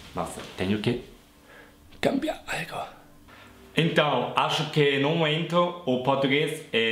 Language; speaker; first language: English; non-native, fluent; German